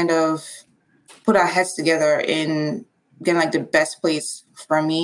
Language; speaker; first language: English; non-native, local second language; Igbo